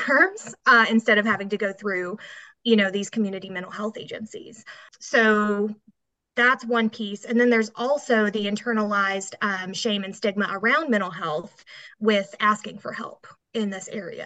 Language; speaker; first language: English; native; English